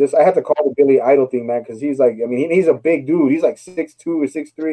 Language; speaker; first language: English; native; English